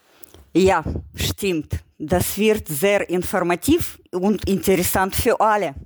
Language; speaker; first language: German; non-native, learner; Ukrainian